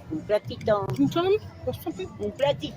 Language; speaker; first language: Spanish; native; Spanish